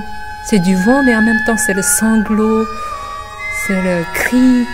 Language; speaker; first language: French; non-native, fluent; Japanese